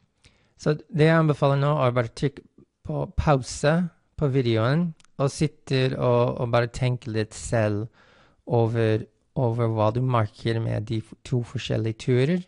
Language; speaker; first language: Norwegian; non-native, fluent; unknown